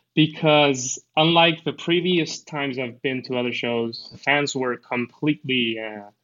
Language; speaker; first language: English; non-native, fluent; Spanish